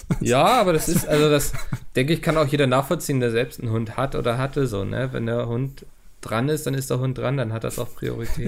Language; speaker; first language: German; native; German